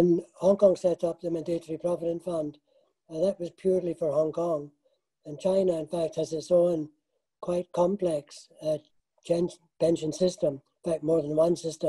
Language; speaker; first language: English; native; English